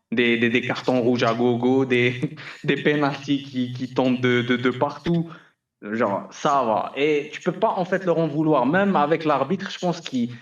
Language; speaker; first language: French; early bilingual, other home language; Arabic